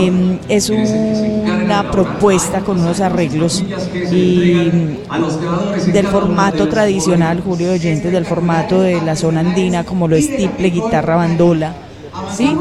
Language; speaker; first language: Spanish; native; Spanish